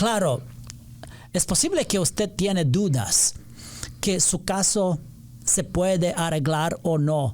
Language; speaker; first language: Spanish; non-native, learner; English